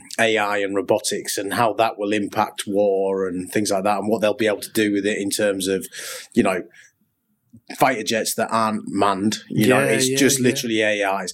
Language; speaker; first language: English; native; English